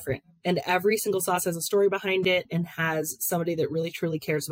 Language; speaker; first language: English; native; English